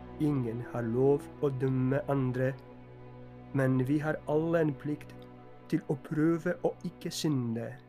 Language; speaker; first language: Norwegian; non-native, fluent; Polish